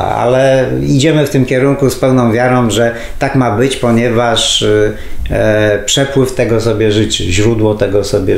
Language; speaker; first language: Polish; native; Polish